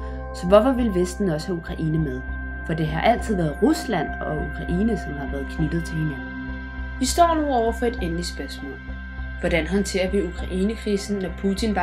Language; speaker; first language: Danish; native; Danish